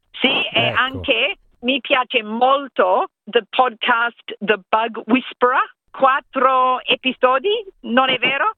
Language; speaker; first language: Italian; non-native, fluent; English